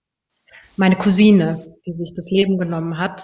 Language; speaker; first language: German; early bilingual, other home language; Persian